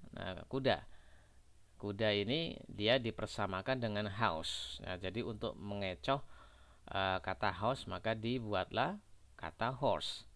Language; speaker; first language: Indonesian; native; Indonesian